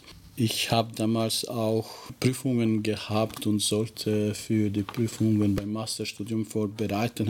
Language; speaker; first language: German; non-native, fluent; Albanian